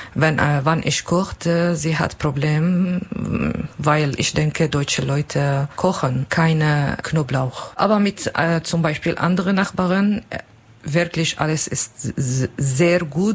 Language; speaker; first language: German; non-native, learner; Kurdish